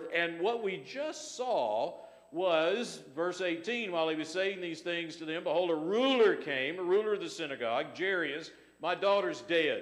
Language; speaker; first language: English; native; English